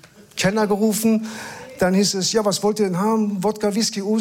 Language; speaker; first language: German; early bilingual, other home language; Persian